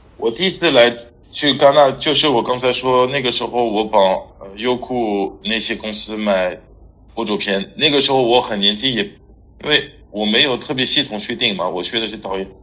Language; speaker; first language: Chinese; non-native, fluent; French